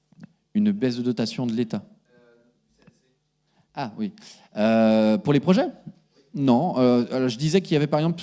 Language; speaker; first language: French; native; French